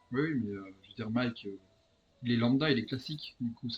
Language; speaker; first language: French; native; French